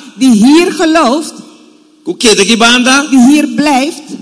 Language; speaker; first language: Dutch; non-native, fluent; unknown